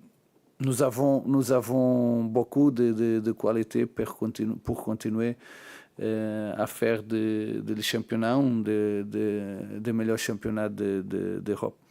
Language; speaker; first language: French; non-native, learner; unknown